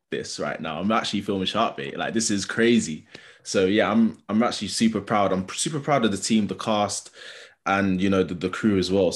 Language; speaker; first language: English; native; English